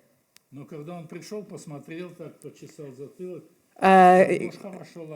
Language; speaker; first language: Russian; native; Russian